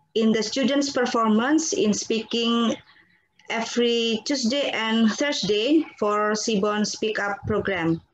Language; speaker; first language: English; non-native, fluent; Indonesian